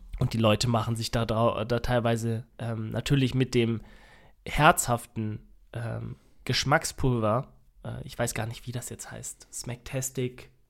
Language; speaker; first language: German; native; German